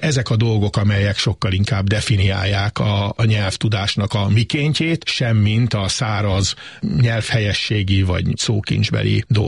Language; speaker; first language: Hungarian; native; Hungarian